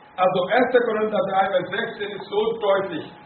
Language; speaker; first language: German; non-native, fluent; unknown